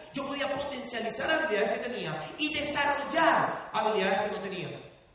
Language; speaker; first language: Spanish; native; Spanish